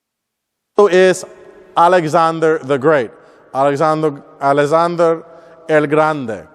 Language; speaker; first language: Spanish; non-native, learner; English